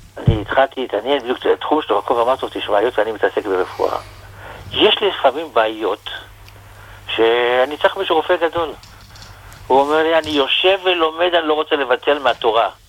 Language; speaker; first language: Hebrew; non-native, fluent; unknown